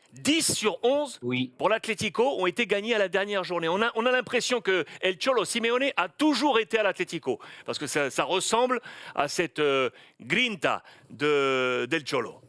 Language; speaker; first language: French; native; French